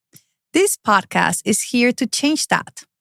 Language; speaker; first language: English; non-native, fluent; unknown